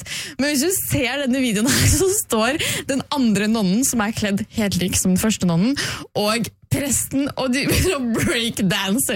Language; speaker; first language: Norwegian; native; Norwegian